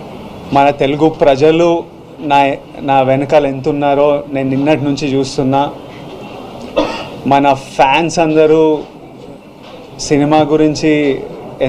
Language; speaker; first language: Telugu; native; Telugu